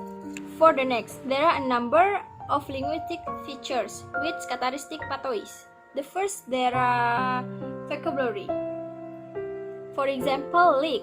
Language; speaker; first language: English; non-native, learner; Indonesian